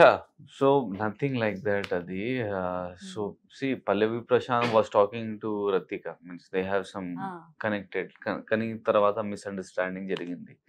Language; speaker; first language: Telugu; non-native, local second language; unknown